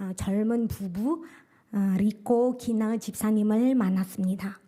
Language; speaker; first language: Korean; non-native, fluent; Indonesian